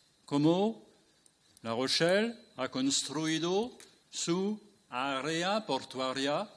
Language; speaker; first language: Spanish; non-native, fluent; French